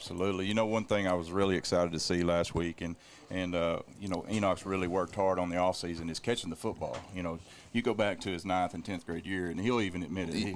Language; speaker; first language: English; native; English